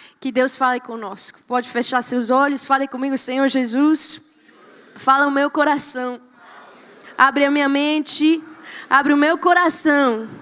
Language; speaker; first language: Portuguese; non-native, fluent; Spanish